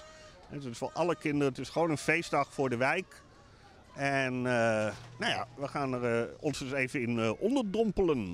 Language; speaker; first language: Dutch; native; Dutch